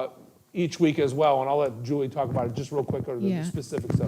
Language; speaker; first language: English; native; English